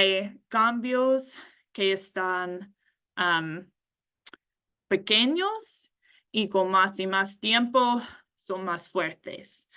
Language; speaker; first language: Spanish; non-native, learner; English